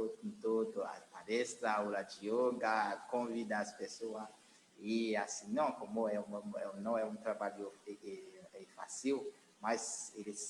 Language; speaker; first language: Portuguese; non-native, learner; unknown